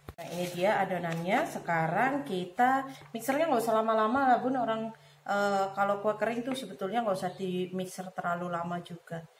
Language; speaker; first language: Indonesian; native; Indonesian